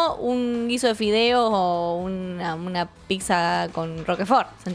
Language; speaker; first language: Spanish; native; Spanish